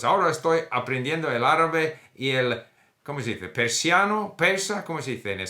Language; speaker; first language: Spanish; non-native, fluent; English